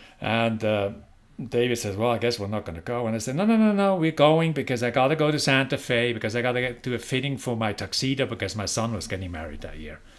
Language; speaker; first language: English; non-native, fluent; German